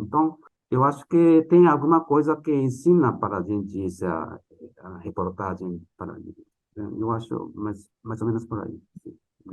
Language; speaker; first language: Portuguese; non-native, fluent; Japanese